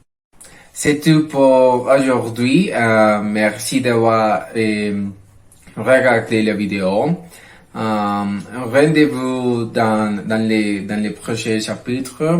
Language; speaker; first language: French; non-native, learner; Spanish